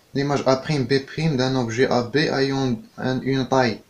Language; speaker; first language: French; non-native, local second language; Arabic